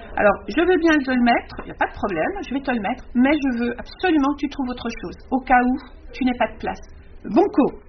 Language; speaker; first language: French; native; French